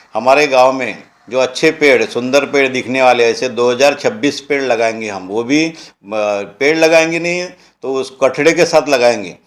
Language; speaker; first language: Hindi; non-native, local second language; Marathi